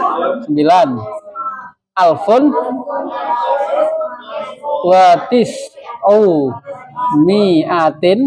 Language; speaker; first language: Arabic; non-native, fluent; Indonesian